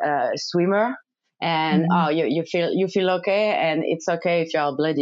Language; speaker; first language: English; non-native, learner; French